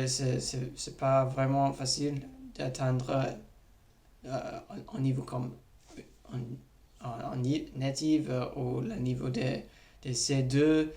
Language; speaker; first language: French; non-native, learner; English